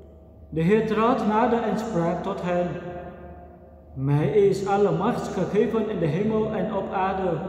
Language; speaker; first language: Dutch; non-native, fluent; Vietnamese